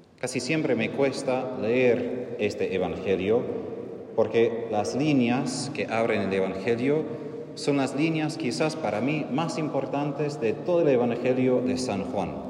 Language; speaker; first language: Spanish; non-native, fluent; English